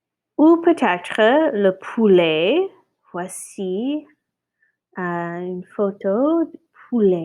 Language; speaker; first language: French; non-native, fluent; English